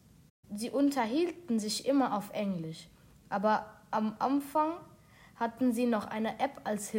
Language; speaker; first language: German; non-native, local second language; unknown